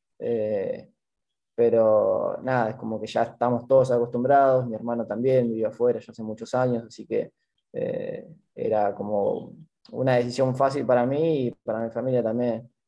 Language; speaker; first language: Spanish; native; Spanish